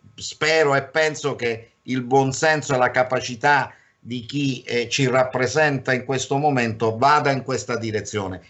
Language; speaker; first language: Italian; native; Italian